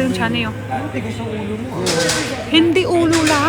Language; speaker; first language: Filipino; non-native, learner; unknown